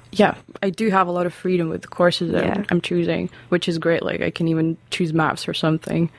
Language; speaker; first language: English; non-native, fluent; Lithuanian